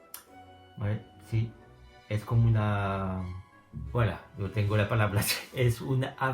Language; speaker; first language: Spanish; non-native, learner; French